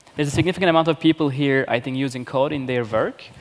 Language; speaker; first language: English; non-native, fluent; Turkish